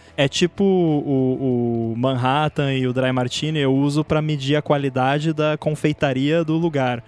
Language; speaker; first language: Portuguese; native; Portuguese